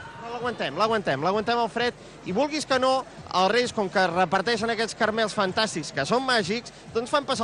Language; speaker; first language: Catalan; native; Catalan